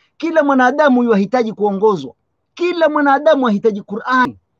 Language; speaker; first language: Swahili; native; Swahili